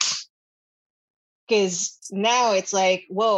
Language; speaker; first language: English; non-native, local second language; Filipino